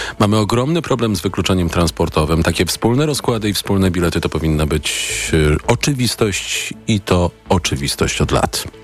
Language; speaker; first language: Polish; native; Polish